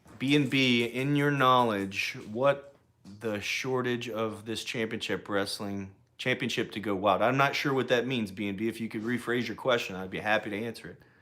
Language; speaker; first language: English; native; English